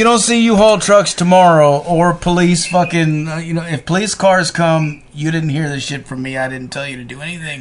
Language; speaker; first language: English; native; English